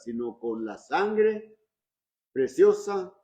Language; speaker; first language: Spanish; native; Spanish